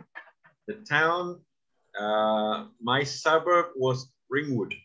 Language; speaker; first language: English; non-native, fluent; Spanish